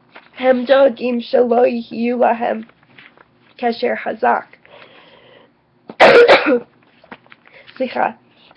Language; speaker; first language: Hebrew; non-native, learner; English